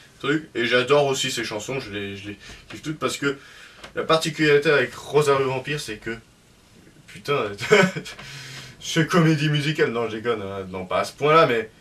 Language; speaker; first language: French; native; French